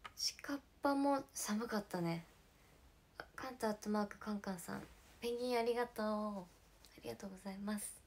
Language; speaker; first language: Japanese; native; Japanese